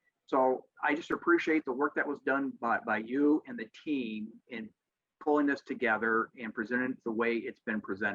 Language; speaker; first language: English; native; English